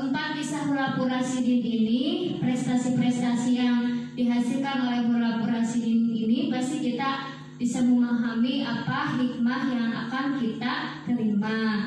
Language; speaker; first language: Indonesian; native; Indonesian